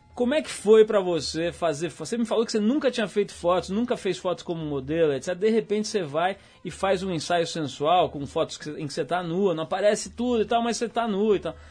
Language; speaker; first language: Portuguese; native; Portuguese